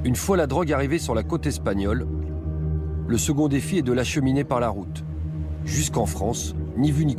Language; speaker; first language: French; native; French